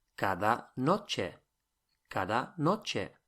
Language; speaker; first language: Spanish; non-native, fluent; English